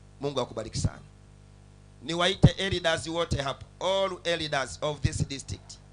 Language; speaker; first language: Swahili; non-native, local second language; Sukuma